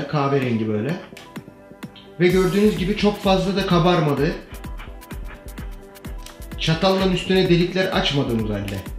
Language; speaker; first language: Turkish; native; Turkish